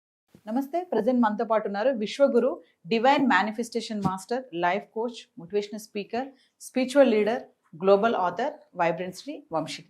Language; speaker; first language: Telugu; native; Telugu